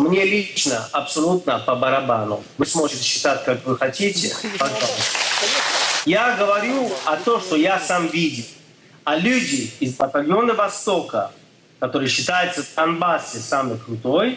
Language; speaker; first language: Russian; non-native, fluent; English